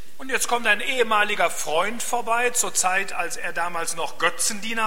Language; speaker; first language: German; native; German